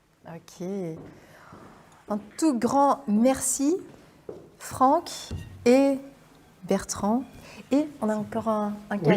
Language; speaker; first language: French; non-native, fluent; Dutch